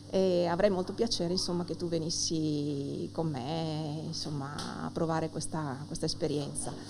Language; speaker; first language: Italian; native; Italian